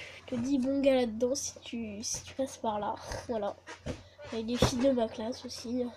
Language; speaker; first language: French; native; French